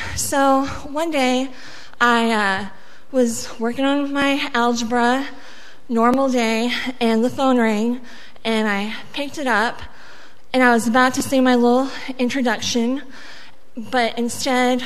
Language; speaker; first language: English; early bilingual, other home language; Spanish